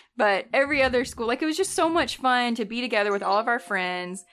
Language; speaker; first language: English; native; English